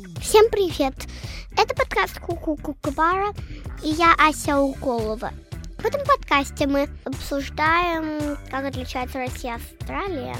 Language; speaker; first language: Russian; early bilingual, heritage; Russian